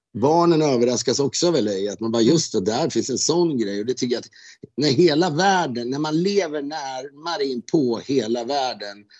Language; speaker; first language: Swedish; native; Swedish